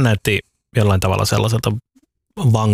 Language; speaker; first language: Finnish; early bilingual, other home language; Somali